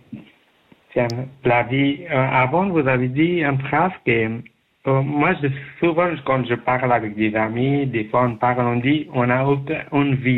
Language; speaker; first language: French; non-native, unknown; Persian